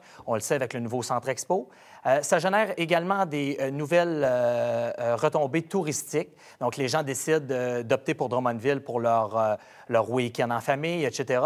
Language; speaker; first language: French; native; French